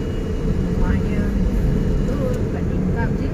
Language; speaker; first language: Malay; native; Malay